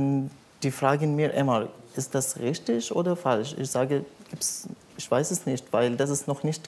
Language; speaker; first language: German; non-native, learner; Arabic